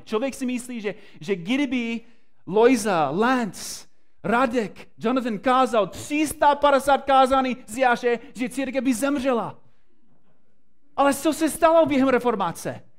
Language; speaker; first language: Czech; non-native, fluent; English